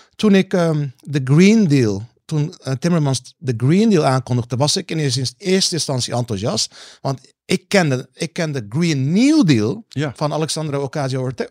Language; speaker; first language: Dutch; native; Dutch